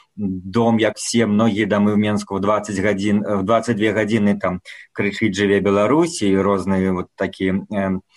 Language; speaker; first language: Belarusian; non-native, local second language; Russian